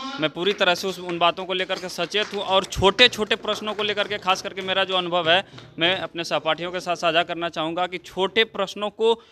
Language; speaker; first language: Hindi; native; Hindi